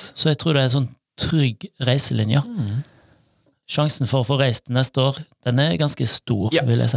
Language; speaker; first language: Norwegian; native; Norwegian